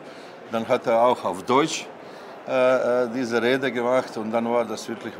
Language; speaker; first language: German; non-native, fluent; Croatian